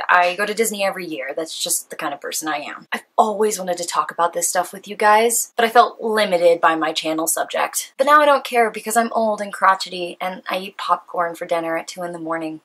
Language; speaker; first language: English; native; English